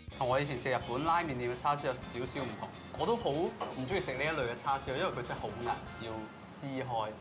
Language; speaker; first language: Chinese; non-native, local second language; Cantonese